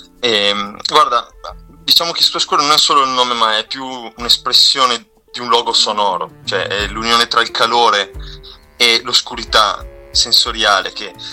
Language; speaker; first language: Italian; native; Italian